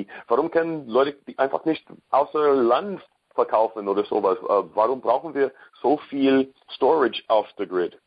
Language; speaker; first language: German; non-native, learner; English